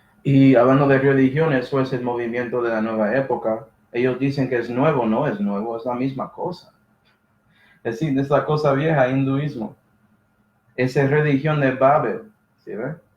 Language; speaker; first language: Spanish; early bilingual, heritage; Spanish